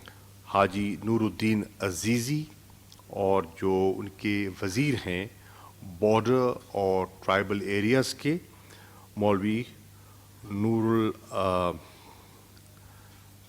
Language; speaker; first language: Urdu; native; Urdu